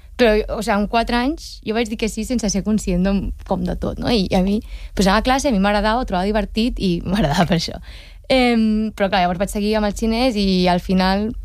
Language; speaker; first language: Catalan; native; Catalan